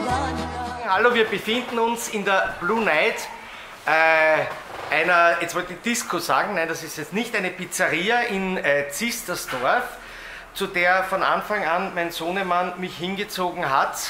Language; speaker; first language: German; native; German